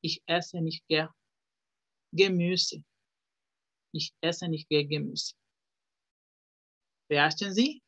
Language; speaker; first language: German; non-native, fluent; Spanish